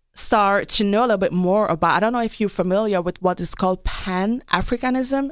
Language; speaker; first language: English; non-native, local second language; French